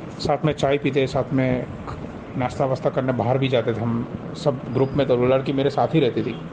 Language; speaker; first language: Hindi; non-native, local second language; Gujarati